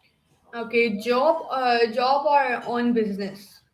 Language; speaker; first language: English; non-native, local second language; Urdu